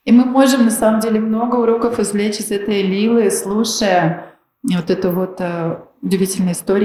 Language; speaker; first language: Russian; native; Russian